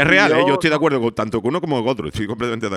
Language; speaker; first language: Spanish; native; Spanish